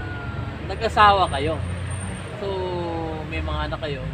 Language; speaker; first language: Filipino; native; Filipino